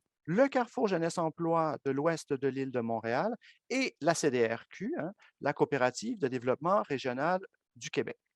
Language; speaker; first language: French; native; French